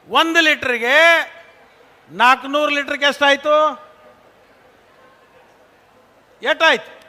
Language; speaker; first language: Kannada; native; Kannada